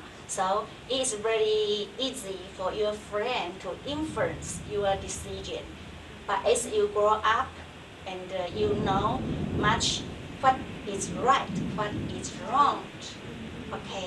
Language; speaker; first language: English; non-native, learner; Chinese